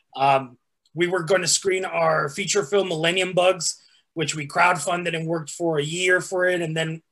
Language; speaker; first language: English; early bilingual, other home language; Spanish